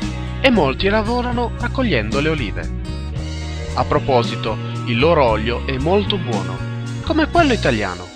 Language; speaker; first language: Italian; native; Italian